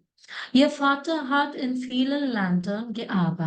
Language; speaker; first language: German; non-native, fluent; Malayalam